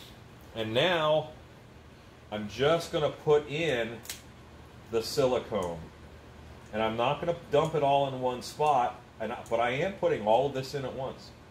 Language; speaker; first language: English; native; English